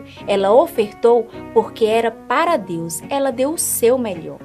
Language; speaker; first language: Portuguese; native; Portuguese